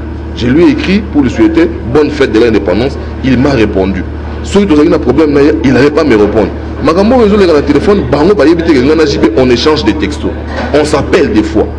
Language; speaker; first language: French; non-native, local second language; Lingala